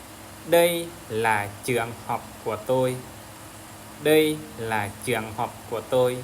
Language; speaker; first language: Vietnamese; non-native, learner; Lao